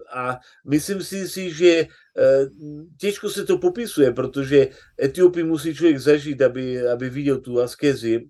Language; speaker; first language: Czech; native; Czech